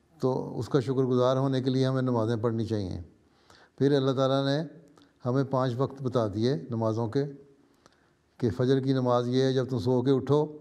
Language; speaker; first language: Urdu; native; Urdu